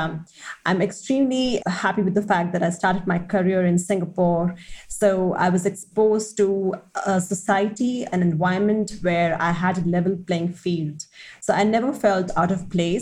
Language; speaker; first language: English; non-native, local second language; Hindi